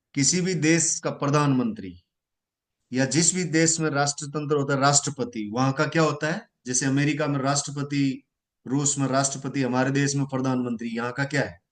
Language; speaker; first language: Hindi; native; Hindi